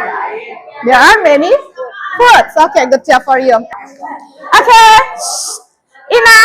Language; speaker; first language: English; non-native, learner; Indonesian